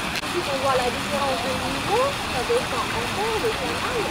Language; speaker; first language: French; non-native, fluent; Russian